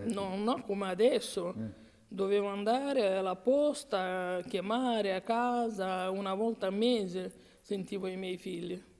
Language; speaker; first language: Italian; non-native, fluent; Romanian